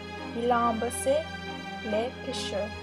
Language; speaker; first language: French; non-native, learner; English